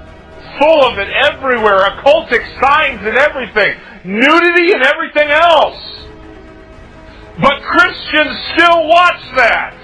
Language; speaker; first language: English; native; English